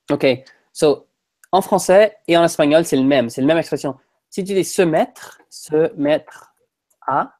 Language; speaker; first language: French; non-native, fluent; English